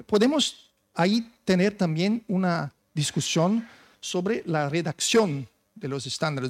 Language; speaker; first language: Spanish; non-native, fluent; Portuguese